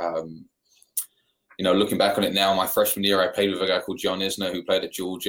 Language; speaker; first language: English; native; English